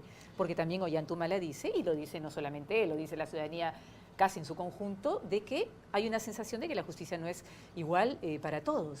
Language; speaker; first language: Spanish; native; Spanish